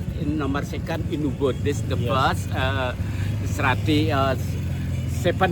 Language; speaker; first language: English; non-native, learner; Indonesian